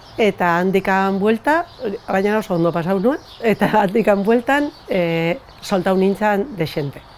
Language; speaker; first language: Basque; non-native, local second language; Spanish